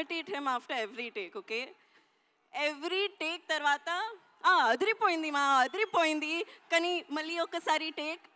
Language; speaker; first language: Telugu; non-native, learner; Hindi